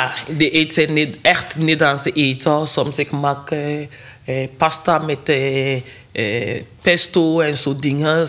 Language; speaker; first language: Dutch; non-native, learner; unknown